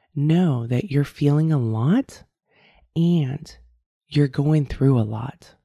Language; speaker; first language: English; native; English